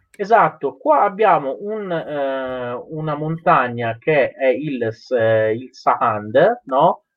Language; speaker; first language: Italian; non-native, fluent; Persian